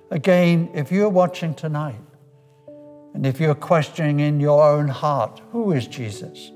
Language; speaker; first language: English; native; English